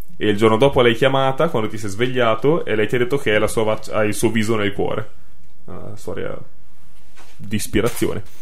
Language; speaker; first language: Italian; native; Italian